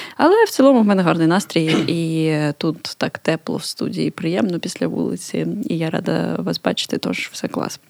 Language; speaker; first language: Ukrainian; native; Ukrainian